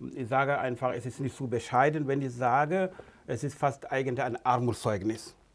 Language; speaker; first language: German; non-native, fluent; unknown